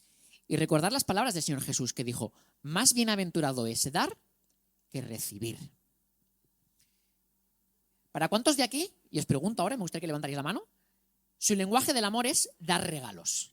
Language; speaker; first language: Spanish; native; Spanish